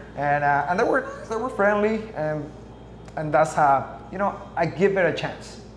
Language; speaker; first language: English; non-native, fluent; Spanish